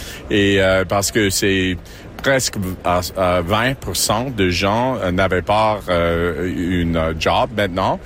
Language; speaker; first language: French; non-native, local second language; English